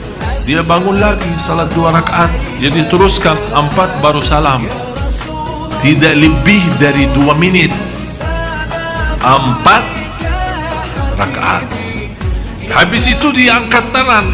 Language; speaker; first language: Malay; non-native, fluent; Arabic